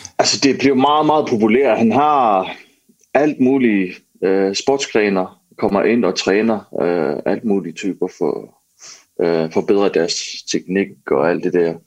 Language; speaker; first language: Danish; non-native, local second language; Kalaallisut